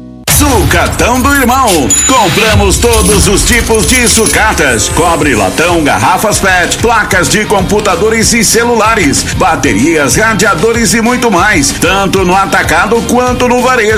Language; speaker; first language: Portuguese; native; Portuguese